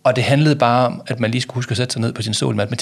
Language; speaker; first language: Danish; native; Danish